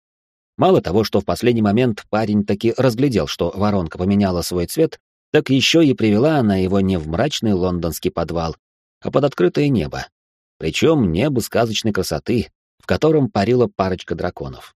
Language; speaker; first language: Russian; native; Russian